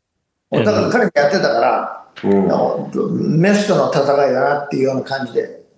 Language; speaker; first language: Japanese; non-native, fluent; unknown